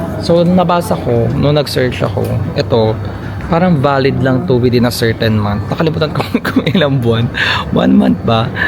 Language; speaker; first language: Filipino; native; Filipino